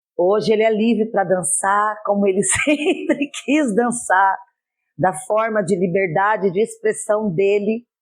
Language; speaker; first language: Portuguese; native; Portuguese